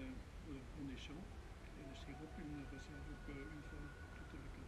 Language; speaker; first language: French; non-native, fluent; Dutch